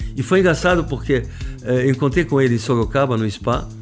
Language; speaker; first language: Portuguese; non-native, fluent; Arabic